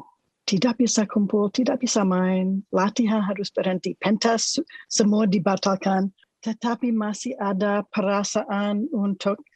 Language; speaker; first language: Indonesian; non-native, fluent; English